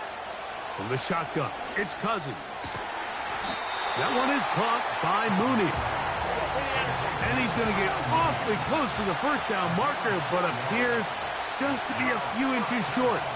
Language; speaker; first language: English; native; English